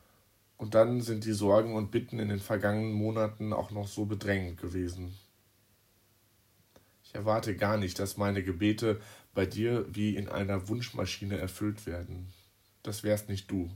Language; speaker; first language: German; native; German